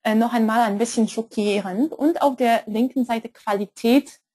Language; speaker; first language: German; non-native, fluent; Polish